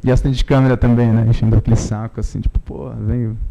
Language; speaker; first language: Portuguese; native; Portuguese